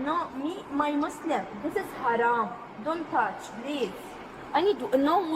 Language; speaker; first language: English; non-native, learner; Arabic